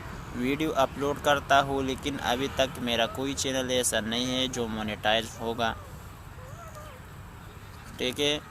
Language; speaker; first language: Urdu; non-native, local second language; Pashto